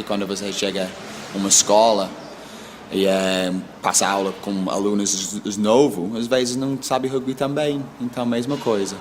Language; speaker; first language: Portuguese; non-native, learner; English